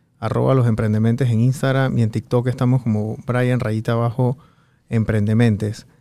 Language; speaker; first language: Spanish; native; Spanish